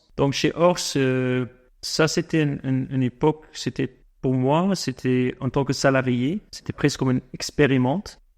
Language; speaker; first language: French; non-native, fluent; English